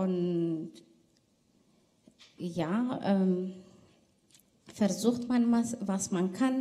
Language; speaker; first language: German; non-native, fluent; Tigrinya